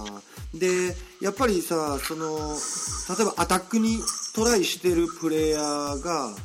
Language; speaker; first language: Japanese; native; Japanese